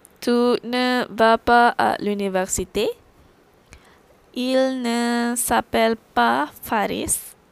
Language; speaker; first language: French; non-native, learner; Malay